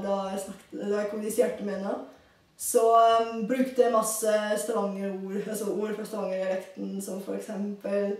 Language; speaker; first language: Norwegian; non-native, fluent; Bulgarian